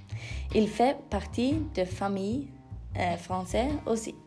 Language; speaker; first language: French; non-native, learner; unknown